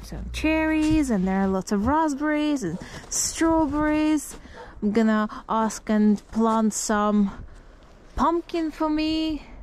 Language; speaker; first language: English; non-native, fluent; Russian